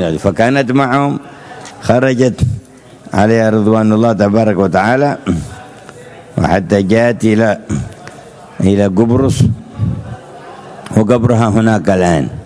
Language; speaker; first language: Arabic; native; Arabic